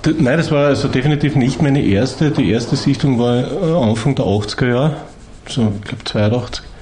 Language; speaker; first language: German; native; German